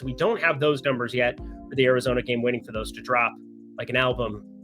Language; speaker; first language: English; native; English